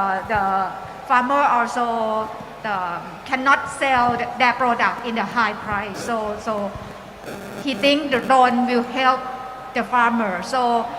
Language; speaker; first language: English; non-native, learner; Thai